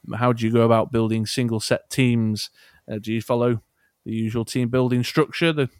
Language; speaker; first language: English; native; English